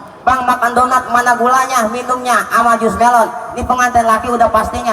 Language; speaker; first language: Indonesian; native; Indonesian